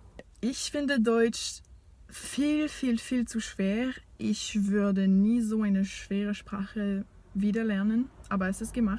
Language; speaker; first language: German; non-native, fluent; French